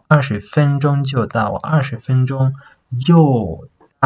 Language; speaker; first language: Chinese; non-native, fluent; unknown